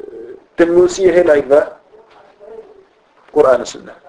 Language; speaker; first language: Danish; non-native, fluent; Arabic